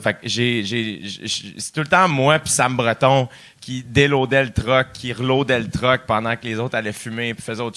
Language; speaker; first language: French; native; French